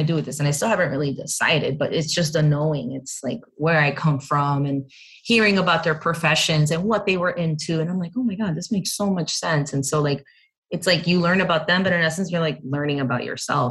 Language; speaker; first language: English; native; English